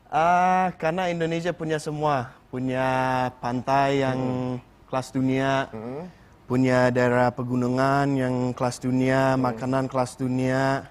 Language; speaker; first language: Indonesian; non-native, fluent; English